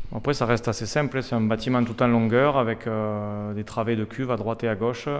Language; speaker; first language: French; native; French